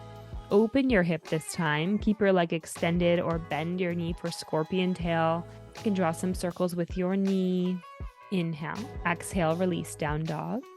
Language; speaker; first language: English; native; English